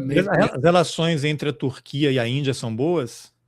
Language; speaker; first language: Portuguese; native; Portuguese